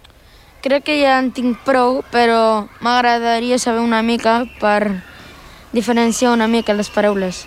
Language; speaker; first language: Catalan; early bilingual, other home language; Arabic